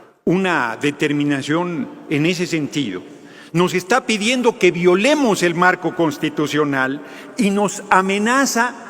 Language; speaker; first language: Spanish; native; Spanish